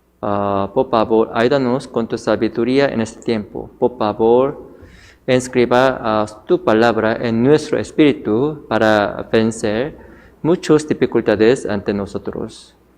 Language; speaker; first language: Spanish; non-native, learner; Korean